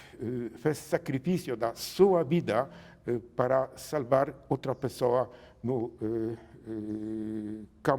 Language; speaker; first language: Portuguese; non-native, learner; Polish